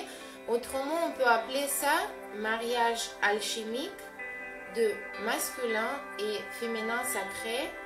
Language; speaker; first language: French; non-native, fluent; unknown